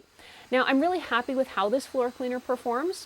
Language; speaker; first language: English; native; English